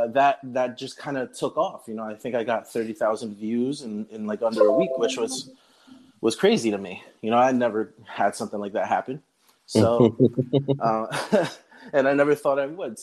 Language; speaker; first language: English; native; English